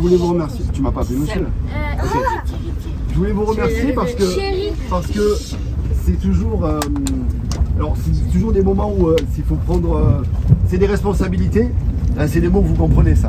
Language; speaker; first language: French; native; French